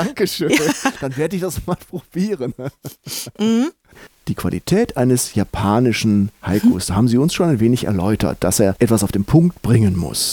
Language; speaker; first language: German; native; German